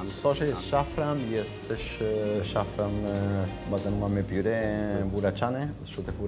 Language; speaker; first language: Polish; non-native, fluent; Spanish